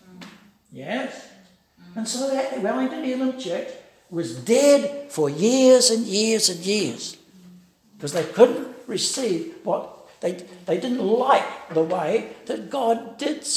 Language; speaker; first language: English; native; English